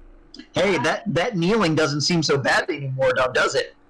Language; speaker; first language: English; native; English